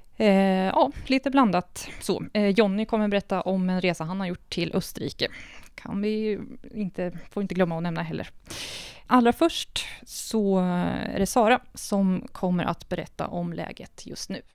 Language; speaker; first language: Swedish; native; Swedish